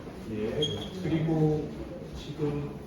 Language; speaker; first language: Korean; native; Korean